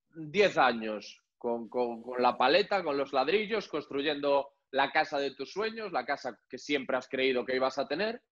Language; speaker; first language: Spanish; native; Spanish